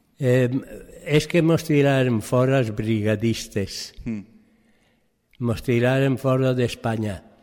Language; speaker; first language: Catalan; early bilingual, other home language; French